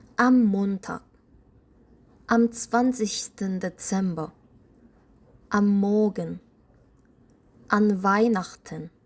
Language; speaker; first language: German; non-native, fluent; Korean